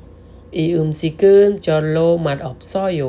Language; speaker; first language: Korean; non-native, learner; Khmer